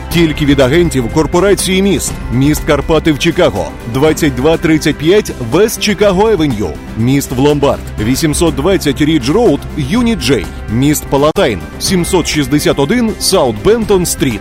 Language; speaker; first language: Ukrainian; native; Ukrainian